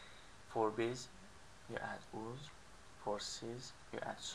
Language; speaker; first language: Turkish; non-native, learner; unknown